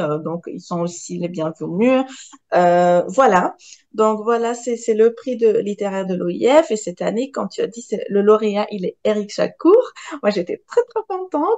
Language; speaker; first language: French; non-native, local second language; Arabic